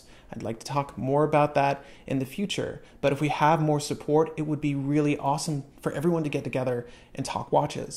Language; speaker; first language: English; native; English